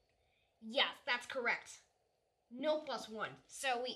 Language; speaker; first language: English; native; English